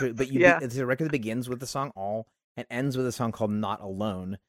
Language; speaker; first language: English; native; English